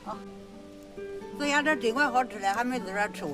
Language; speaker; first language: Chinese; native; Chinese